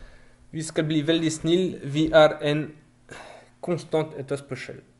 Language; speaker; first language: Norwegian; non-native, fluent; French